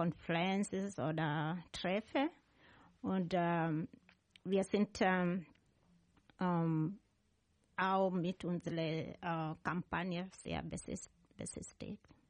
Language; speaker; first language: German; non-native, learner; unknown